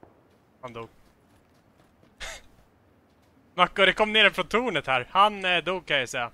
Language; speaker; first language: Swedish; native; Swedish